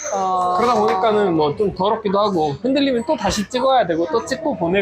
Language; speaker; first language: Korean; native; Korean